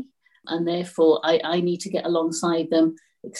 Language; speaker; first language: English; native; English